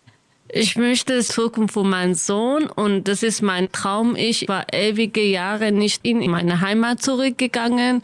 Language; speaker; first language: German; non-native, learner; Kurdish